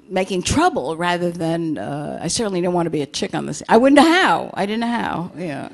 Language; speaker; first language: English; native; English